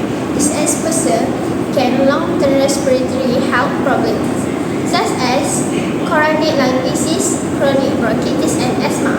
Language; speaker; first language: English; non-native, learner; Malay